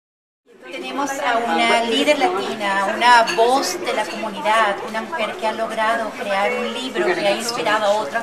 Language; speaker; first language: Spanish; native; Spanish